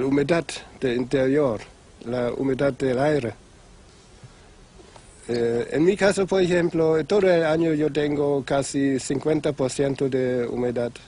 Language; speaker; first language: Spanish; non-native, fluent; German